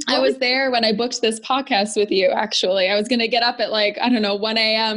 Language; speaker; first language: English; native; English